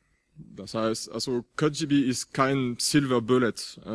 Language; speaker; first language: German; non-native, fluent; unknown